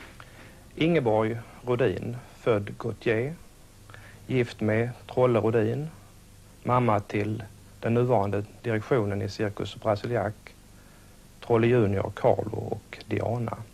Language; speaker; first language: Swedish; native; Swedish